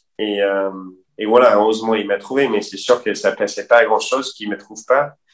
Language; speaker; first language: French; non-native, fluent; English